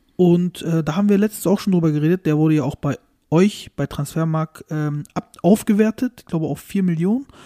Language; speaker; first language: German; early bilingual, other home language; Turkish